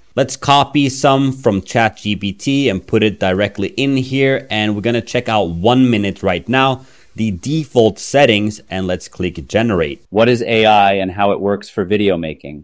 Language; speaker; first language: English; non-native, fluent; Norwegian